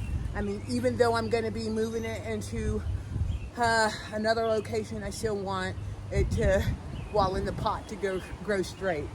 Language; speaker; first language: English; native; English